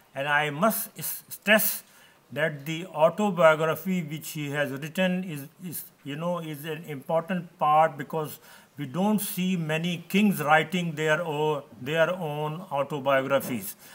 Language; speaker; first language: English; non-native, local second language; Urdu